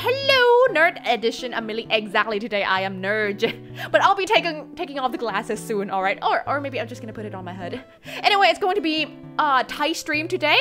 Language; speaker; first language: English; non-native, fluent; Thai